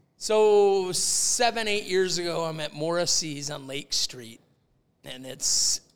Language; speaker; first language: English; native; English